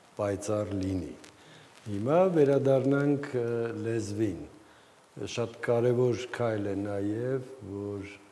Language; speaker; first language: Armenian; native; Armenian